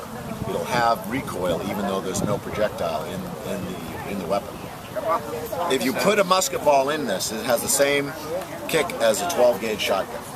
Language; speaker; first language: English; native; English